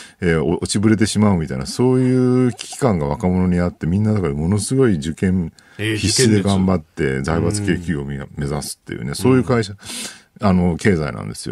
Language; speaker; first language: Japanese; native; Japanese